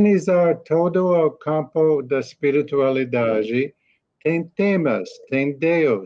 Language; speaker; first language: Portuguese; non-native, learner; English